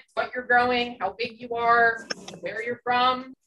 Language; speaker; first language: English; native; English